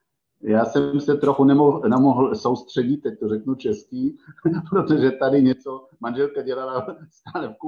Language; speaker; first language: Czech; non-native, fluent; Polish